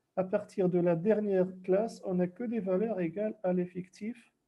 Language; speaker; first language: French; non-native, local second language; Arabic